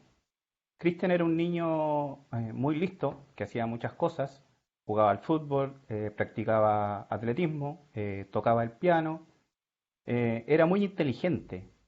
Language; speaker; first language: Spanish; native; Spanish